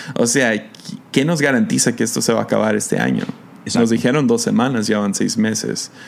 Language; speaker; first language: Spanish; non-native, fluent; English